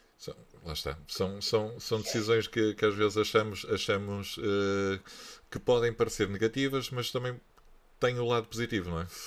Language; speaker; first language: Portuguese; native; Portuguese